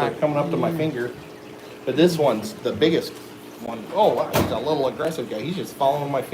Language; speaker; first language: English; native; English